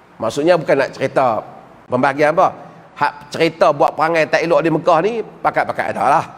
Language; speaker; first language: Malay; native; Malay